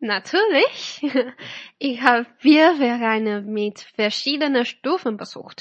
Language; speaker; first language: German; non-native, fluent; Chinese